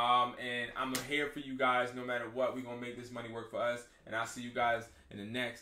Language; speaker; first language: English; native; English